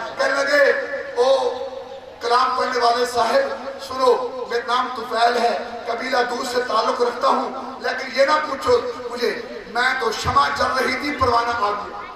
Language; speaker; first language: Urdu; non-native, local second language; Saraiki